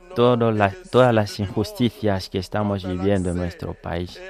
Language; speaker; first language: Spanish; non-native, fluent; French